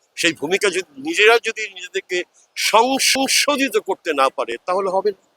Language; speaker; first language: Bangla; native; Bangla